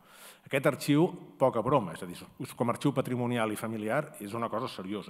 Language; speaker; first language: Catalan; native; Catalan